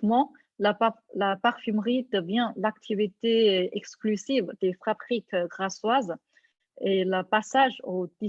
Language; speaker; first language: French; non-native, fluent; Chinese